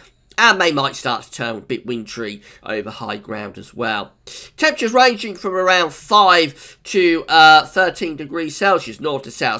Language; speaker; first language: English; native; English